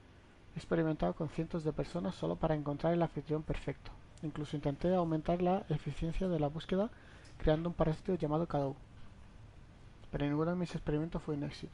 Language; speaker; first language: Spanish; native; Spanish